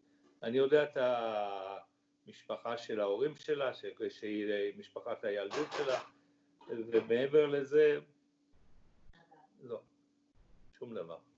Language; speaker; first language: Hebrew; early bilingual, other home language; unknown